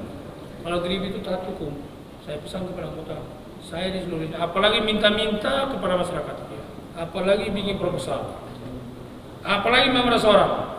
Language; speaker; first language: Indonesian; non-native, local second language; Tetum